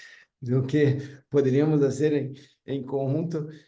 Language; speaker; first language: Spanish; non-native, fluent; Portuguese